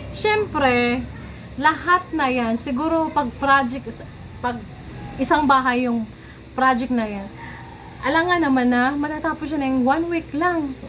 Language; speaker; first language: Filipino; non-native, local second language; Cebuano